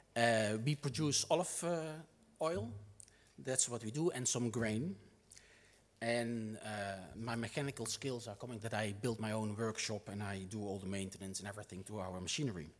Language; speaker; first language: English; non-native, fluent; Dutch